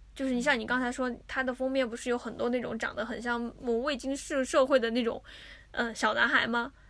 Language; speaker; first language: Chinese; native; Chinese